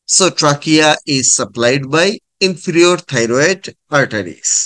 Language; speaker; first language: English; non-native, local second language; Bangla